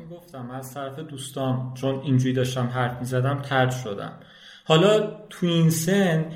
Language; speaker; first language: Persian; non-native, local second language; Azerbaijani